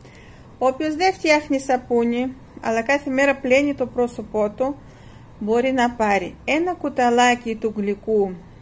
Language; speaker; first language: Greek; non-native, fluent; Russian